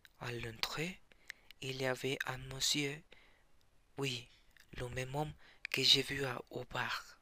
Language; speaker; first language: French; non-native, learner; Spanish